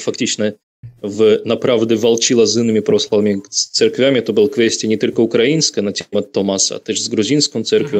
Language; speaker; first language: Polish; non-native, fluent; Russian